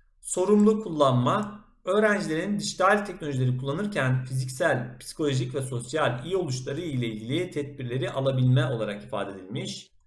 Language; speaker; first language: Turkish; native; Turkish